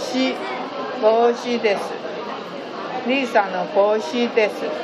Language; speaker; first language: Japanese; non-native, learner; Chinese